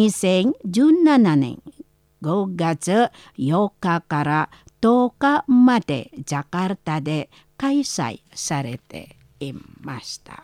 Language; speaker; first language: Japanese; non-native, fluent; Indonesian